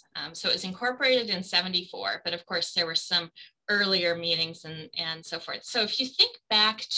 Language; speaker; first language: English; native; English